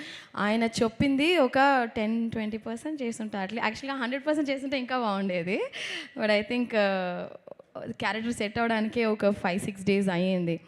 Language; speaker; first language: Telugu; non-native, local second language; Tamil